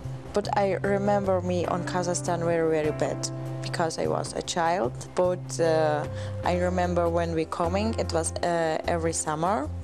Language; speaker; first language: English; non-native, learner; German